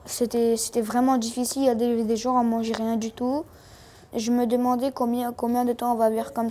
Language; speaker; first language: French; early bilingual, other home language; Armenian